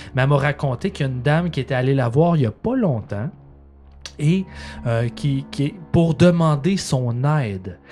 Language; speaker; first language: French; native; French